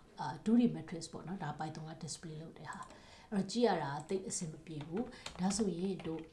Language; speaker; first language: Burmese; native; Burmese